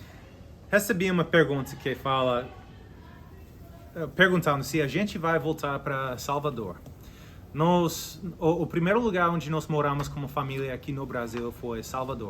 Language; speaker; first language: Portuguese; non-native, learner; English